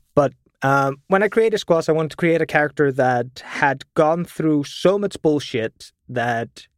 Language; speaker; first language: English; non-native, fluent; German